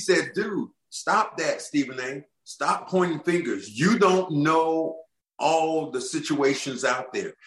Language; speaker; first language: English; native; English